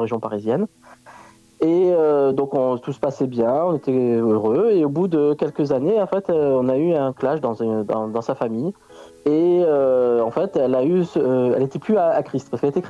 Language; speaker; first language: French; native; French